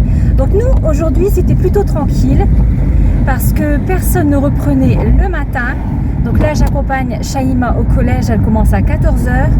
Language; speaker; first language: French; native; French